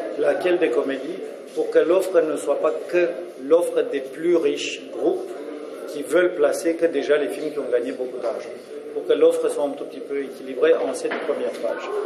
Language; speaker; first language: French; non-native, fluent; Romanian